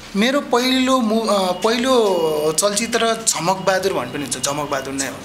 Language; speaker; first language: Nepali; non-native, local second language; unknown